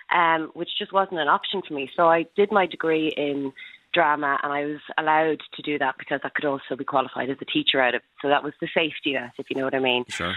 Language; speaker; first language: English; native; English